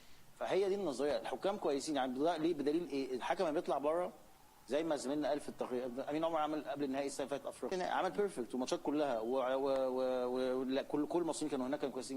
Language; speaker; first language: Arabic; native; Arabic